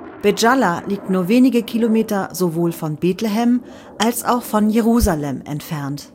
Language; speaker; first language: German; native; German